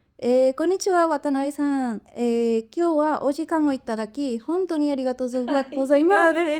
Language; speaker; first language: Japanese; non-native, learner; Spanish